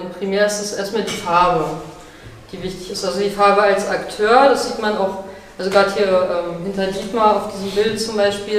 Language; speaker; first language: German; native; German